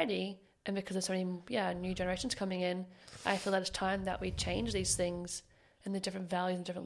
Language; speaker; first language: English; native; English